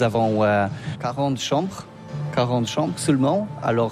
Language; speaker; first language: French; non-native, learner; Polish